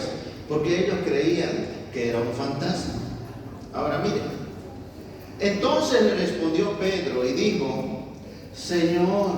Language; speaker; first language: Spanish; native; Spanish